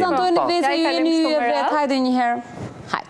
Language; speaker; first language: Albanian; native; Albanian